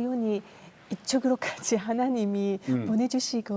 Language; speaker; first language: Korean; non-native, learner; Japanese